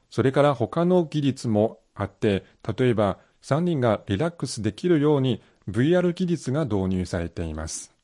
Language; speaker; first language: Japanese; non-native, fluent; Chinese